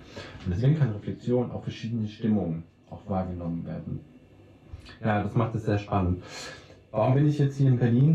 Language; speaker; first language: German; native; German